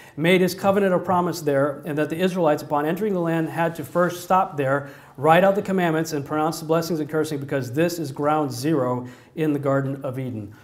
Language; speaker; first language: English; native; English